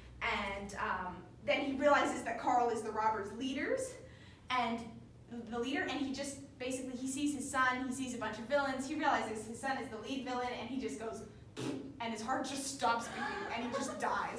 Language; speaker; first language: English; native; English